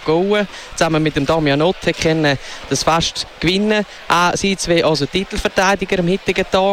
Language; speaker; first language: German; native; German